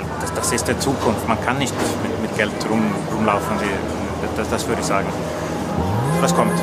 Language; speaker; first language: German; non-native, fluent; Swedish